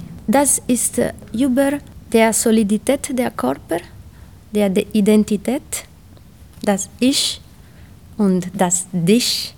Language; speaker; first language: German; non-native, learner; Italian